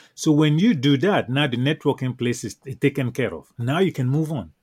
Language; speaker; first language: English; non-native, local second language; French